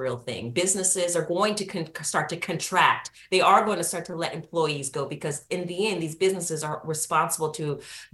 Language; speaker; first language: English; native; English